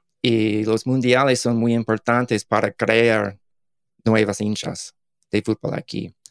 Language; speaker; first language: Spanish; non-native, learner; English